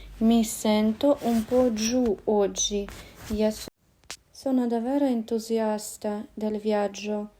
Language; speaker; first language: Italian; non-native, fluent; Ukrainian